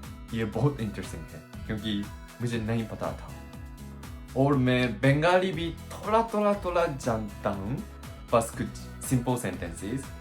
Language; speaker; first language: Hindi; non-native, learner; Japanese